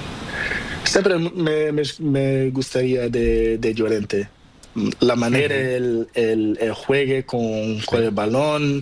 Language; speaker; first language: Spanish; non-native, learner; Portuguese